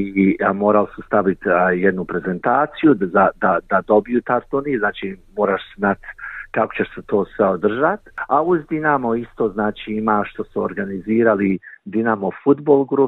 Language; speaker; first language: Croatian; early bilingual, heritage; Croatian